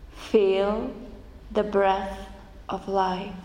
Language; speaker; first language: English; non-native, fluent; Czech